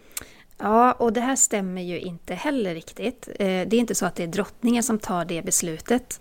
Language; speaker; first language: Swedish; native; Swedish